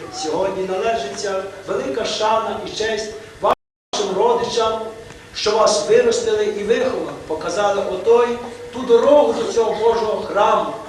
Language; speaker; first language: Ukrainian; native; Ukrainian